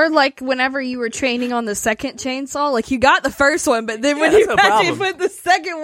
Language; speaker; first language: English; native; English